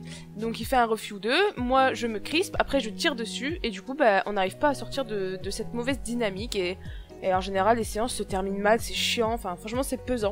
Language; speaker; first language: French; native; French